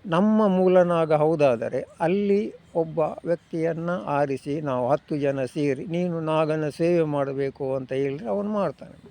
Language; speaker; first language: Kannada; non-native, local second language; Tulu